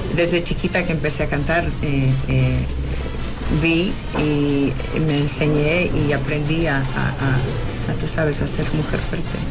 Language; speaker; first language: Spanish; early bilingual, heritage; Spanish